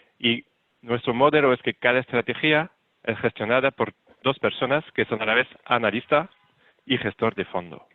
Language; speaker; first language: Spanish; non-native, fluent; French